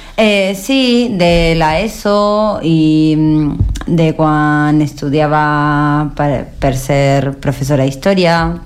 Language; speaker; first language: Catalan; non-native, learner; Spanish